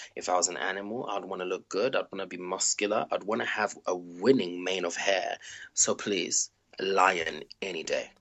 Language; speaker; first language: English; early bilingual, other home language; Shona